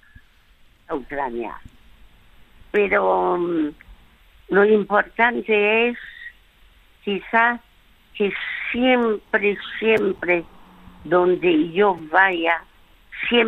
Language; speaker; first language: Spanish; early bilingual, other home language; French